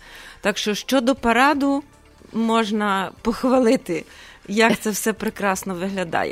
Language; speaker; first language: Ukrainian; early bilingual, heritage; Ukrainian